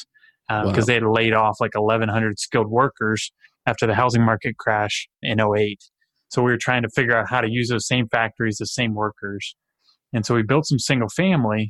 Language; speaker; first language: English; native; English